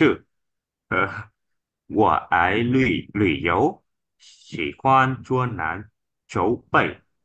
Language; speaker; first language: Chinese; non-native, learner; Vietnamese